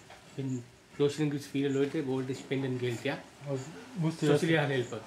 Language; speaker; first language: German; non-native, learner; Sinhala